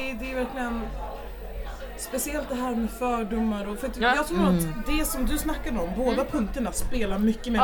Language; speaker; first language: Swedish; non-native, fluent; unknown